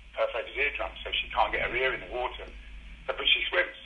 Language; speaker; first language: English; native; English